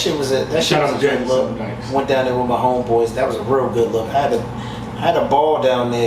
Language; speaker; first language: English; native; English